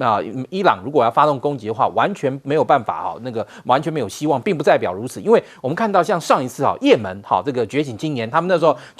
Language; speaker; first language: Chinese; native; Chinese